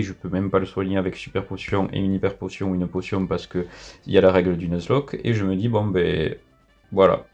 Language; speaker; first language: French; native; French